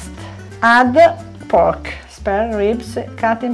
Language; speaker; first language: English; non-native, learner; Italian